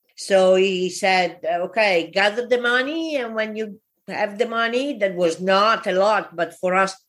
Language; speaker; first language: English; non-native, fluent; Italian